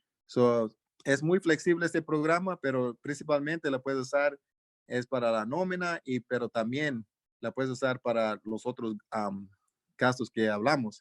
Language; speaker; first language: Spanish; early bilingual, heritage; Spanish